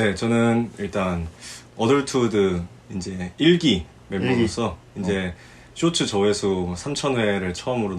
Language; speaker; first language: Korean; native; Korean